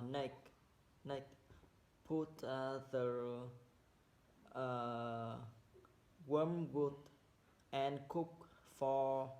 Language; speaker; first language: English; non-native, learner; Vietnamese